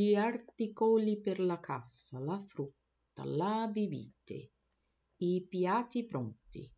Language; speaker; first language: Italian; non-native, learner; Portuguese